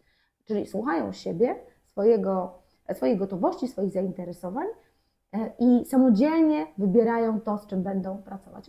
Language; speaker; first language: Polish; native; Polish